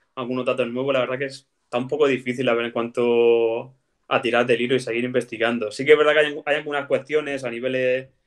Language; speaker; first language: Spanish; native; Spanish